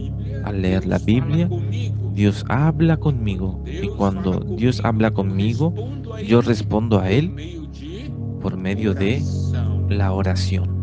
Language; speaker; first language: Spanish; non-native, fluent; Portuguese